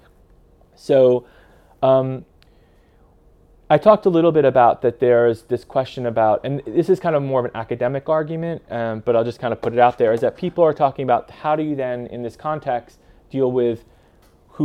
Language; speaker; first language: English; native; English